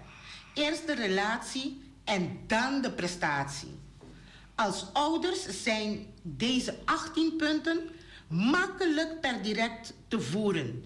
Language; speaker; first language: Dutch; non-native, local second language; Papiamento